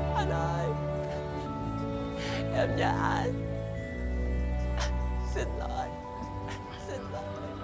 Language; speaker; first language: Vietnamese; early bilingual, heritage; English